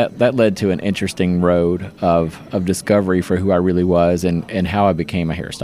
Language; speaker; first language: English; native; English